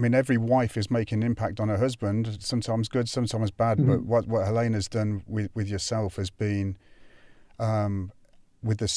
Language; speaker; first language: English; native; English